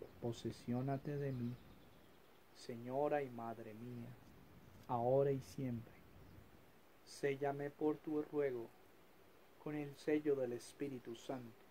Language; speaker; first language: Spanish; native; Spanish